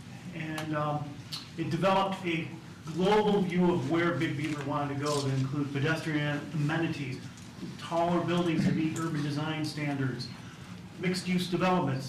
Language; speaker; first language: English; native; English